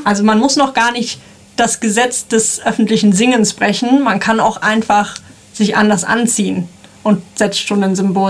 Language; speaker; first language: German; native; German